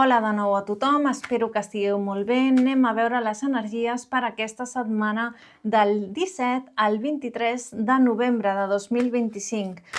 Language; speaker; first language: Catalan; non-native, local second language; Spanish